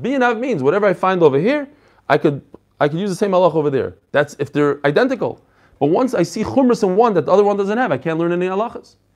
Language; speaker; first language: English; native; English